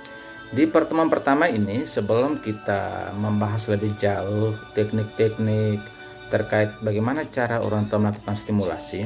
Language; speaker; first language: Indonesian; native; Indonesian